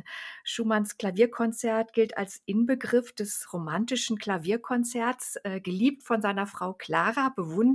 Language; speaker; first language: German; native; German